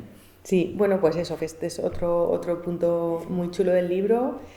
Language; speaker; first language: Spanish; native; Spanish